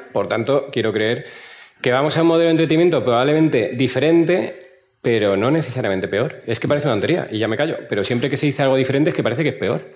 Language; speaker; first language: Spanish; native; Spanish